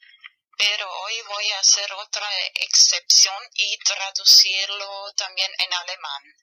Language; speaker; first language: Spanish; non-native, learner; German